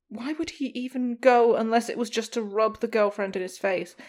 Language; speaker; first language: English; native; English